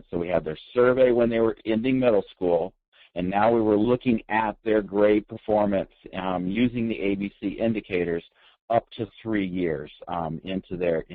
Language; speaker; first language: English; native; English